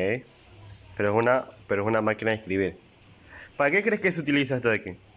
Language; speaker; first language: Spanish; native; Spanish